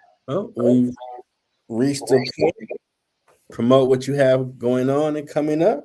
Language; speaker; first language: English; native; English